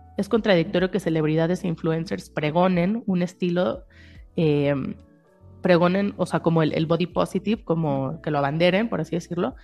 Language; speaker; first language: Spanish; native; Spanish